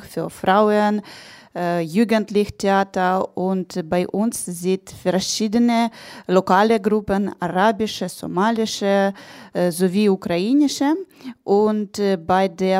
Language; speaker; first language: German; non-native, learner; Ukrainian